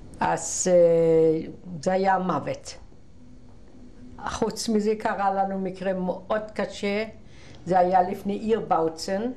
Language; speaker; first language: Hebrew; non-native, fluent; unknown